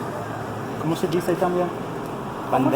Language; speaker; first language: Spanish; non-native, learner; English